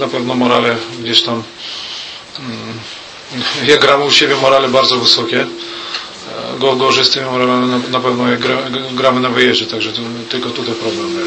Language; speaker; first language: Polish; non-native, fluent; Russian